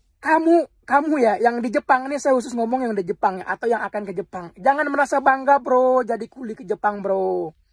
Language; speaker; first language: Indonesian; native; Indonesian